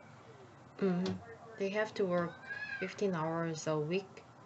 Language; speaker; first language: English; non-native, learner; Korean